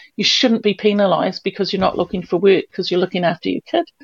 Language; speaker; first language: English; native; English